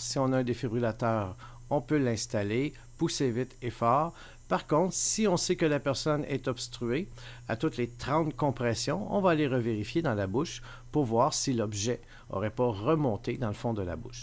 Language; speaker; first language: French; native; French